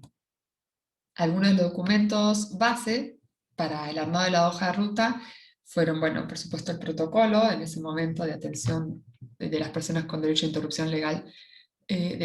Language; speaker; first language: Spanish; native; Spanish